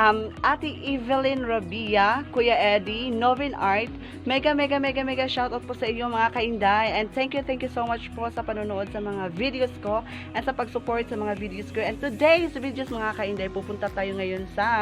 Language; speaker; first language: Filipino; non-native, local second language; Cebuano